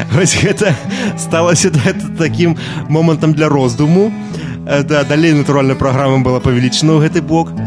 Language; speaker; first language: Belarusian; non-native, local second language; Russian